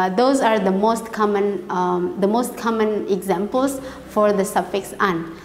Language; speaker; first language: English; non-native, fluent; Indonesian